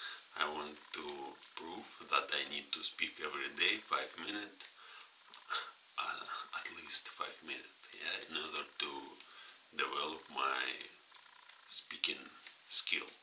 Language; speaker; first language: English; non-native, fluent; Russian